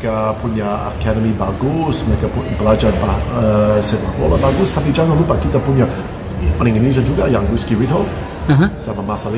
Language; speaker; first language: Indonesian; non-native, fluent; English